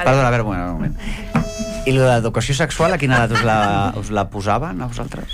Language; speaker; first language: Catalan; native; Catalan